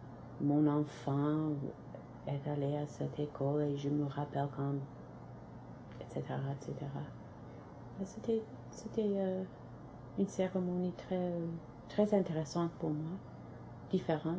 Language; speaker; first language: French; non-native, local second language; English